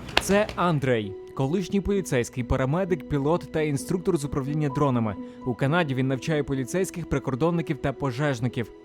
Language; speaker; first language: Ukrainian; native; Ukrainian